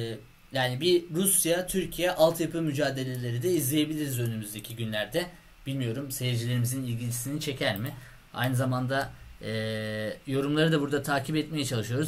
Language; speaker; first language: Turkish; native; Turkish